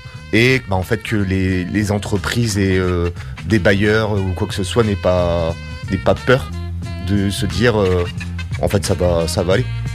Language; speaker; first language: French; native; French